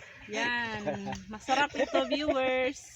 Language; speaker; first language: Filipino; non-native, local second language; Cebuano